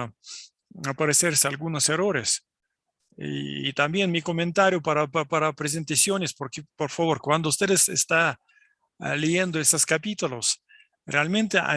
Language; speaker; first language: Spanish; non-native, fluent; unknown